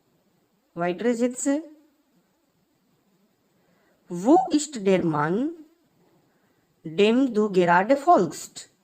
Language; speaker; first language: German; non-native, fluent; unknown